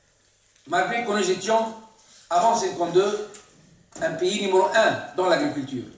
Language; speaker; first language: French; non-native, local second language; Arabic